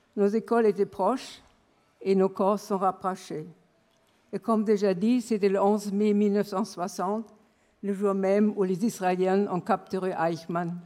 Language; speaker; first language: French; non-native, fluent; German